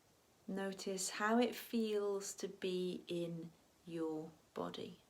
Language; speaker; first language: English; native; English